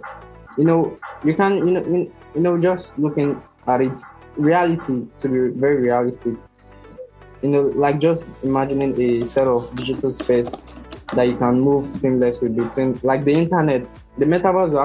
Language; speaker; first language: English; non-native, local second language; Yoruba